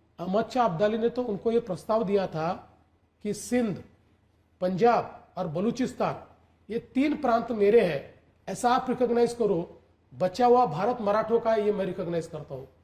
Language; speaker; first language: Hindi; non-native, local second language; Marathi